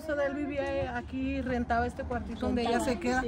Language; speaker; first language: Spanish; native; Spanish